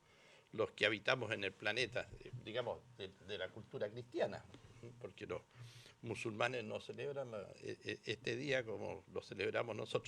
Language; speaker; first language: Spanish; native; Spanish